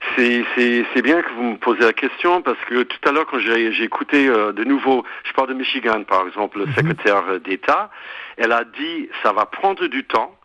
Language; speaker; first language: French; non-native, fluent; English